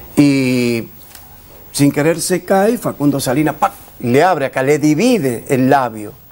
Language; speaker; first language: Spanish; native; Spanish